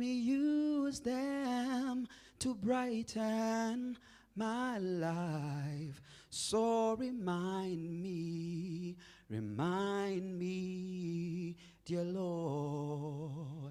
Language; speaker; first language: English; non-native, local second language; Shona